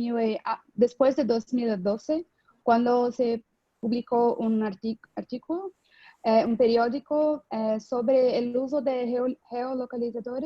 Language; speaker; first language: Spanish; non-native, fluent; Portuguese